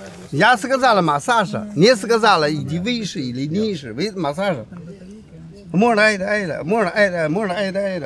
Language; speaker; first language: Russian; non-native, learner; Chinese